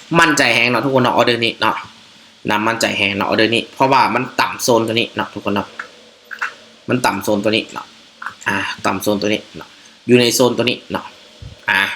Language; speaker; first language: Thai; non-native, local second language; Northeastern Thai